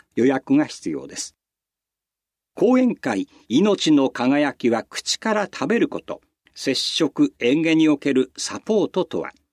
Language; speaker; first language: Japanese; native; Japanese